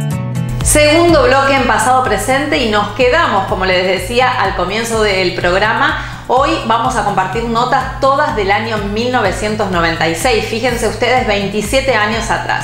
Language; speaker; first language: Spanish; native; Spanish